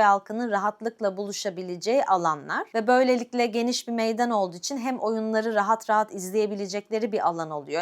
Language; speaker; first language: Turkish; native; Turkish